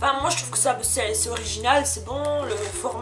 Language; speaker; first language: French; native; French